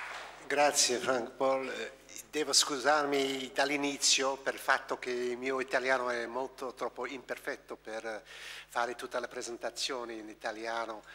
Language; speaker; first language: Italian; non-native, fluent; English